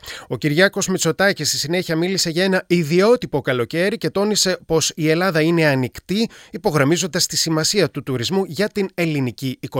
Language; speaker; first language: Greek; native; Greek